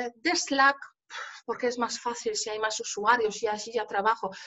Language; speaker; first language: Spanish; non-native, fluent; Polish